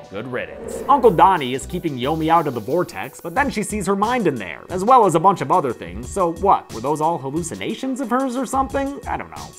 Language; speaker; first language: English; native; English